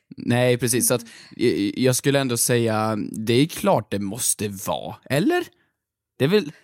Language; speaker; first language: Swedish; native; Swedish